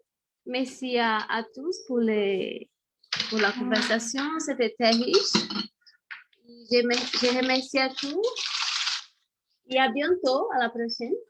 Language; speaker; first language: French; non-native, fluent; Portuguese